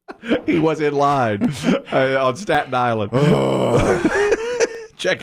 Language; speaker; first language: English; native; English